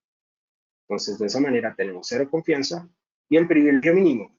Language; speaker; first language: Spanish; native; Spanish